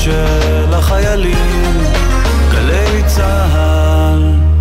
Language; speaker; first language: Hebrew; native; Hebrew